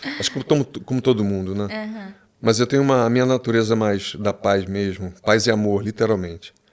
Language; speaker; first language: Portuguese; native; Portuguese